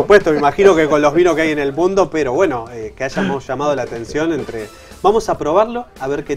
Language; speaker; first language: Spanish; native; Spanish